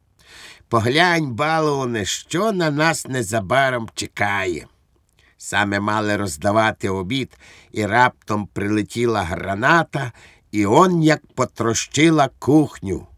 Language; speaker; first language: Ukrainian; native; Ukrainian